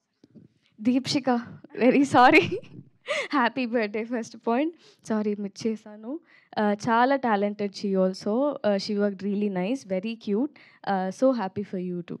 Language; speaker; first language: Telugu; non-native, learner; Tamil